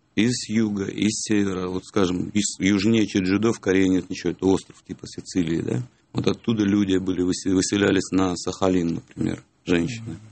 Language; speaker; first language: Russian; native; Russian